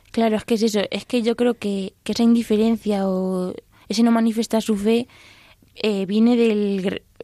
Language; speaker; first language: Spanish; native; Spanish